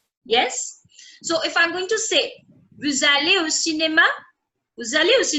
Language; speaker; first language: French; non-native, fluent; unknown